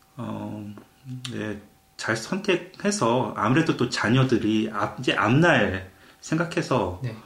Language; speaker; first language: Korean; native; Korean